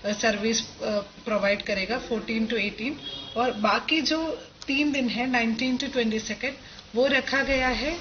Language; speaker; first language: Hindi; non-native, local second language; Malayalam